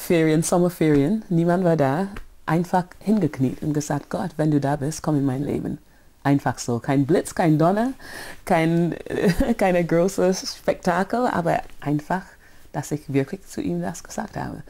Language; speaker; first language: German; non-native, fluent; English